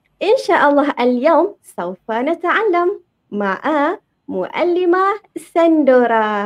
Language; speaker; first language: Arabic; non-native, local second language; Malay